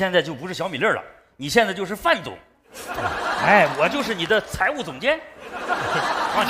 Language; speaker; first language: Chinese; native; Chinese